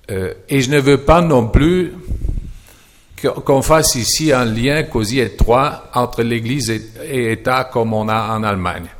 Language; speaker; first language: French; non-native, fluent; German